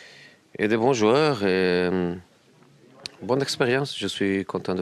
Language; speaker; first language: French; non-native, learner; Portuguese